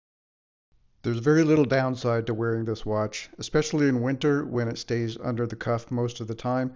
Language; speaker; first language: English; native; English